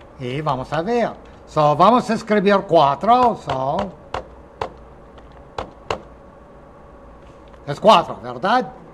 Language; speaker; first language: Spanish; non-native, fluent; English